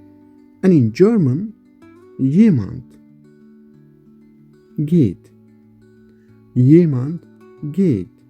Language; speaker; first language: German; non-native, learner; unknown